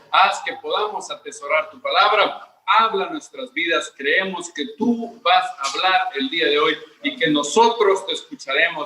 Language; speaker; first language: Spanish; native; Spanish